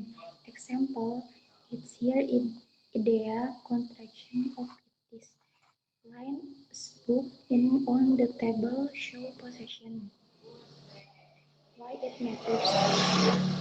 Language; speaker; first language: English; non-native, learner; Indonesian